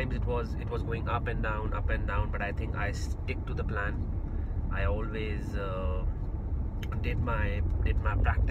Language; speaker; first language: English; non-native, local second language; Hindi